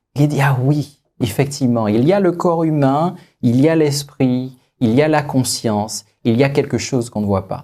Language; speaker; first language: French; native; French